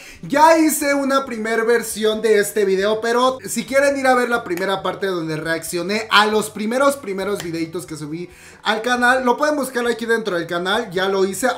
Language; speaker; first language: Spanish; native; Spanish